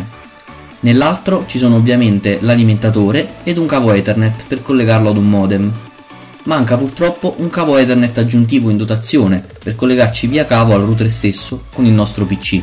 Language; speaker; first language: Italian; native; Italian